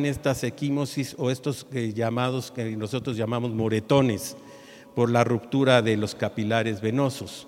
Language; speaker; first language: Spanish; native; Spanish